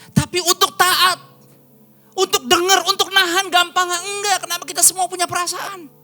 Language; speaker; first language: Indonesian; native; Indonesian